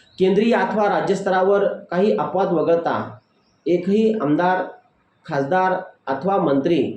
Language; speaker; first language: Marathi; non-native, local second language; Lambadi